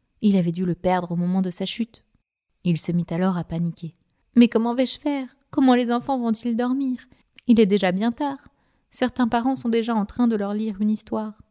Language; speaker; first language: French; native; French